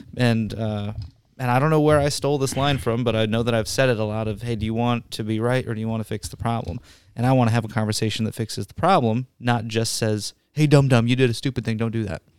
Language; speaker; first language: English; native; English